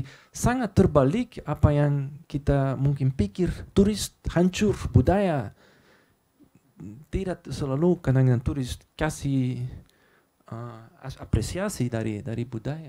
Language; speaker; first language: Indonesian; non-native, learner; Dutch